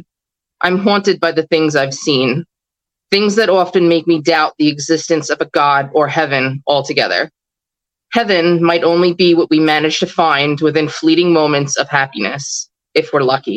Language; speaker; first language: English; native; English